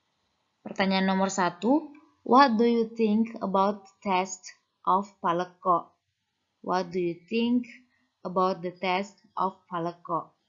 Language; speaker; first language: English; non-native, fluent; Indonesian